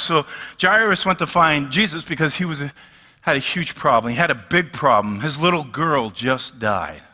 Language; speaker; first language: English; native; English